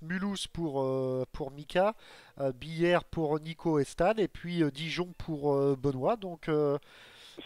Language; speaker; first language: French; native; French